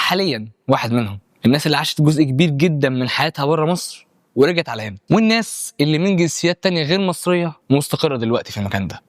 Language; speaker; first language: Arabic; native; Arabic